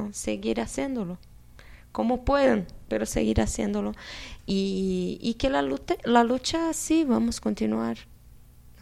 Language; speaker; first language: Spanish; non-native, fluent; Portuguese